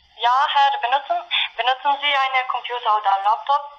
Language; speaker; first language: German; non-native, fluent; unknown